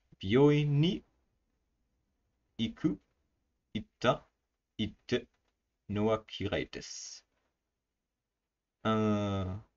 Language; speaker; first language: Japanese; non-native, learner; English